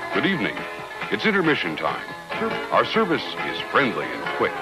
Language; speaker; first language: English; native; English